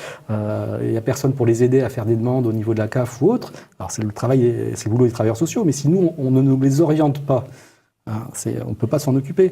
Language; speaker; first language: French; native; French